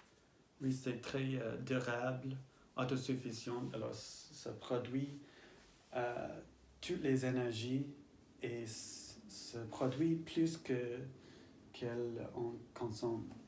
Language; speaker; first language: French; non-native, learner; English